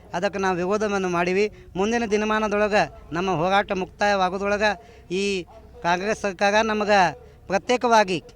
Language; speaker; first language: Kannada; non-native, local second language; Lambadi